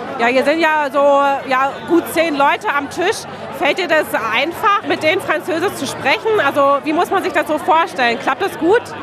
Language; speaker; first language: German; native; German